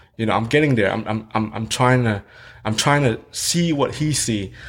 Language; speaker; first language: English; early bilingual, other home language; Vietnamese